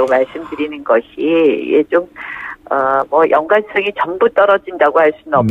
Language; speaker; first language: Korean; native; Korean